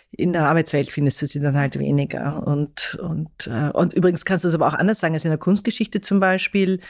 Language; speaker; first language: German; native; German